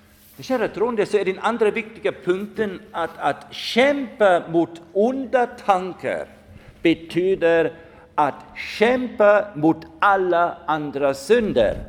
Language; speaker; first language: Swedish; non-native, fluent; German